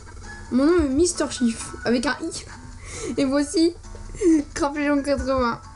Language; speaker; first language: French; native; French